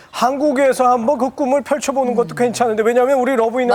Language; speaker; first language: Korean; native; Korean